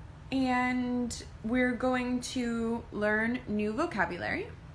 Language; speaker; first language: English; native; English